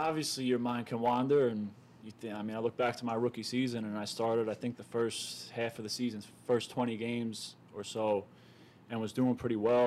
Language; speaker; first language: English; native; English